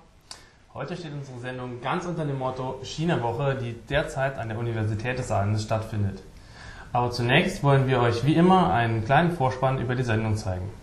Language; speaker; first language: German; native; German